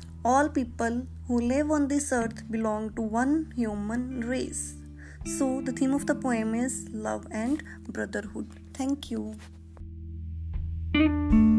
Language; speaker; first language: English; non-native, local second language; Punjabi